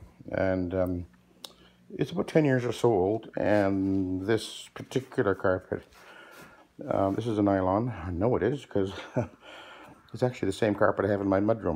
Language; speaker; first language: English; native; English